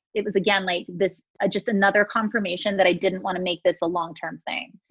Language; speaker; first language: English; native; English